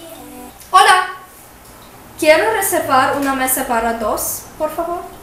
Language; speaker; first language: Spanish; non-native, learner; English